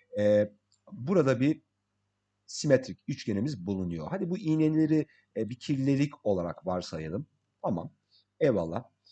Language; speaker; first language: Turkish; early bilingual, heritage; English